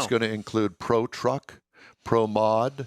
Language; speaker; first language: English; native; English